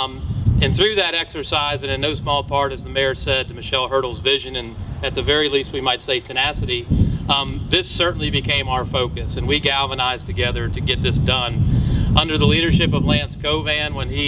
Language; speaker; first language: English; native; English